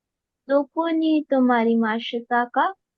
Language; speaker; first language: Japanese; non-native, learner; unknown